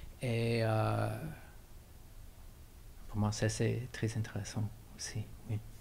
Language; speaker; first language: French; non-native, fluent; English